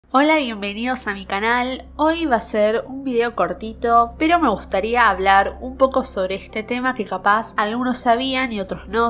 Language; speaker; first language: Spanish; native; Spanish